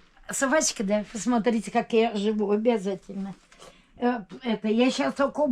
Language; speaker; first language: Russian; native; Russian